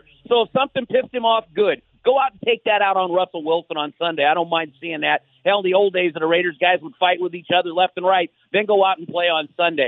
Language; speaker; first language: English; native; English